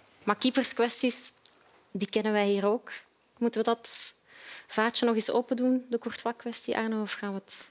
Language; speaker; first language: Dutch; native; Dutch